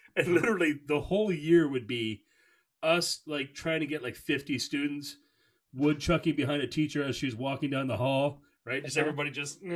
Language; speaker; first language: English; native; English